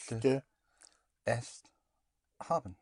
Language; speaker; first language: German; non-native, learner; English